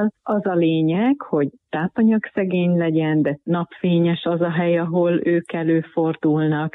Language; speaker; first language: Hungarian; native; Hungarian